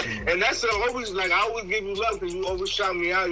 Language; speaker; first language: English; early bilingual, other home language; Spanish